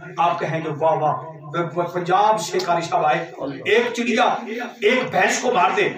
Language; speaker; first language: Urdu; non-native, local second language; Punjabi